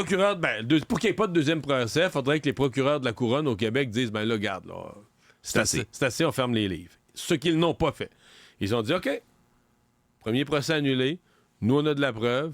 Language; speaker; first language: French; native; French